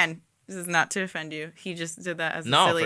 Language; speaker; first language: English; native; English